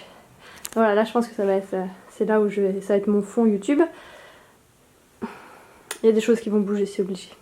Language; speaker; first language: French; native; French